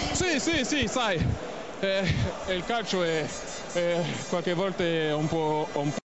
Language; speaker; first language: Italian; non-native, fluent; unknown